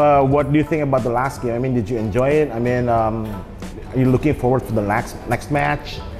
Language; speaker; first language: English; non-native, fluent; Indonesian